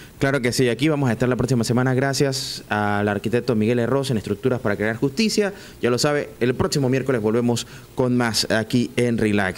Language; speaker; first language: Spanish; native; Spanish